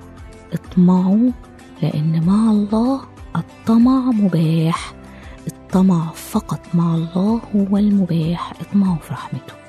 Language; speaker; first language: Arabic; native; Arabic